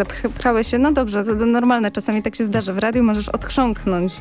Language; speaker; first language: Polish; native; Polish